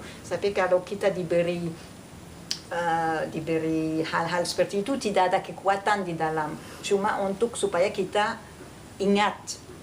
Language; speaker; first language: Indonesian; non-native, fluent; French